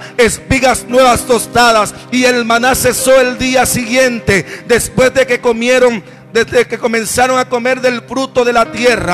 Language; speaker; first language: Spanish; native; Spanish